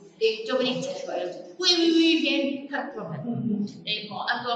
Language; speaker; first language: French; non-native, fluent; English